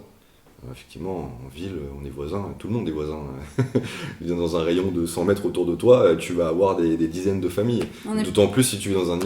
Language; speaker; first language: French; native; French